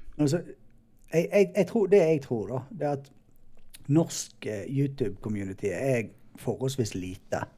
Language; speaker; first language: Norwegian; native; Norwegian